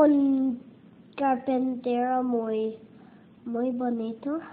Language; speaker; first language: Spanish; early bilingual, heritage; Spanish